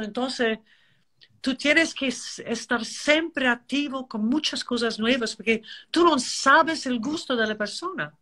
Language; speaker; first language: Spanish; non-native, learner; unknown